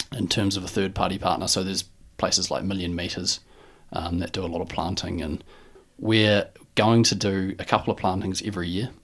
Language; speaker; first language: English; native; English